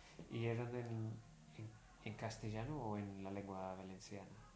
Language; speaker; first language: Spanish; non-native, fluent; English